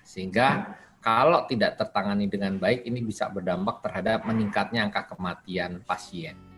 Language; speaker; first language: Indonesian; native; Indonesian